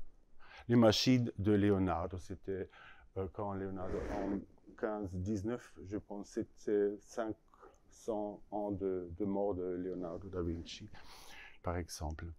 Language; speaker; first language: French; non-native, learner; German